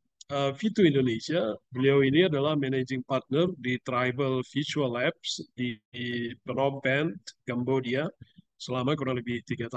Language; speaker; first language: Indonesian; native; Indonesian